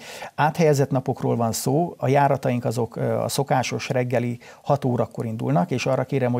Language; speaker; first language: Hungarian; native; Hungarian